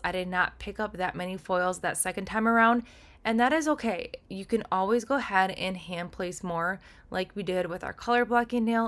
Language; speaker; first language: English; native; English